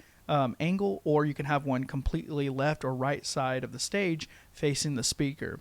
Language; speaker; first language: English; native; English